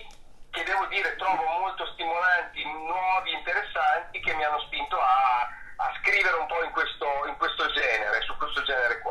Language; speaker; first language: Italian; native; Italian